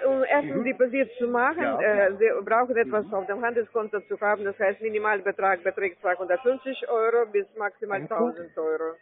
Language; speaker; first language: German; non-native, fluent; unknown